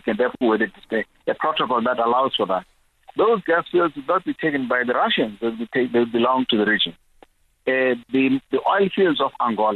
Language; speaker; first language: English; non-native, local second language; Xhosa